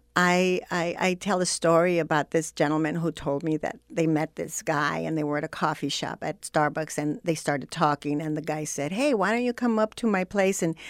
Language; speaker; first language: English; native; English